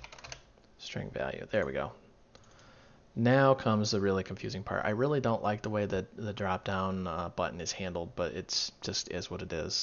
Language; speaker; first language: English; native; English